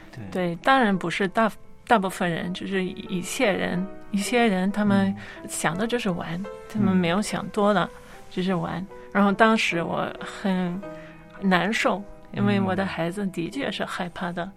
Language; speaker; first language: Chinese; non-native, fluent; English